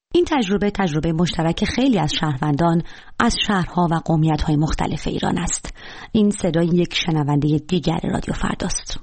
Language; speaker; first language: Persian; native; Persian